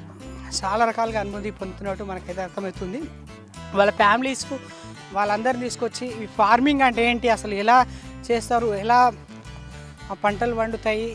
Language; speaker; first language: Telugu; native; Telugu